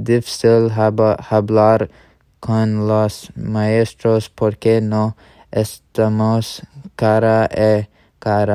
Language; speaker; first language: Spanish; non-native, learner; English